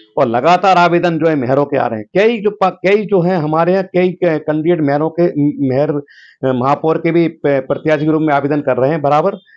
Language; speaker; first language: Hindi; native; Hindi